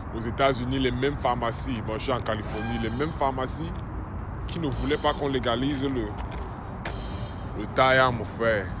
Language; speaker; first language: French; native; French